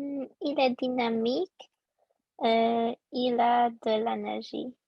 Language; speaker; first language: French; non-native, learner; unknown